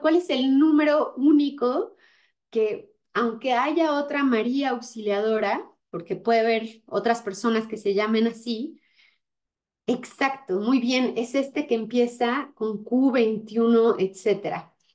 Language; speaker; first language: Spanish; native; Spanish